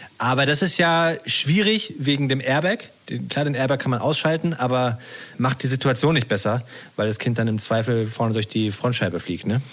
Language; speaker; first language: German; native; German